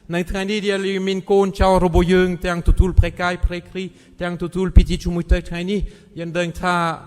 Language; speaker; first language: Khmer; non-native, fluent; French